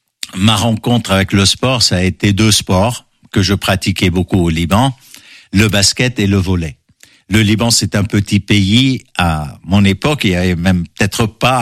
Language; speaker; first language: French; non-native, local second language; Arabic